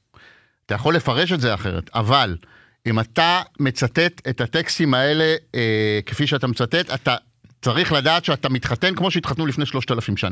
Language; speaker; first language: Hebrew; native; Hebrew